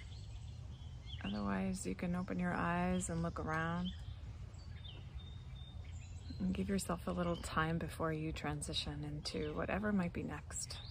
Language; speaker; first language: English; native; English